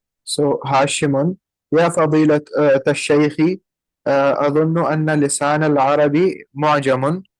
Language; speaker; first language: Arabic; non-native, learner; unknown